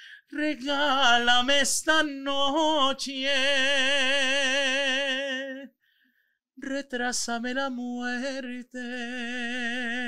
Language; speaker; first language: Spanish; early bilingual, heritage; Spanish